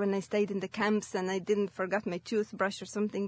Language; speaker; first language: English; non-native, fluent; Latvian